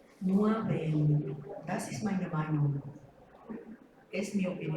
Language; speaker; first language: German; non-native, learner; Spanish